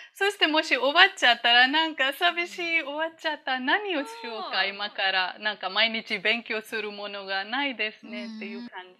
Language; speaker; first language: Japanese; non-native, fluent; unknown